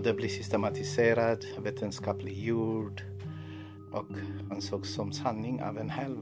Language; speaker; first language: Swedish; non-native, fluent; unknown